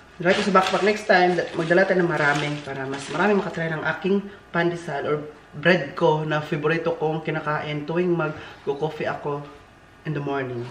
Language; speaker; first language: Filipino; non-native, local second language; Cebuano